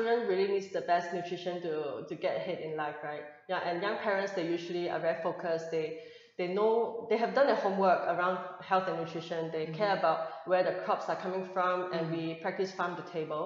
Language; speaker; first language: English; non-native, local second language; Cantonese